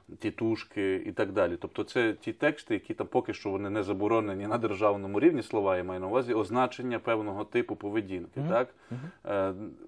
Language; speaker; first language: Ukrainian; native; Ukrainian